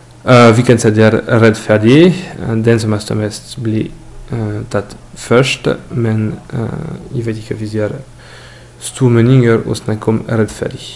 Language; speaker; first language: Norwegian; non-native, learner; French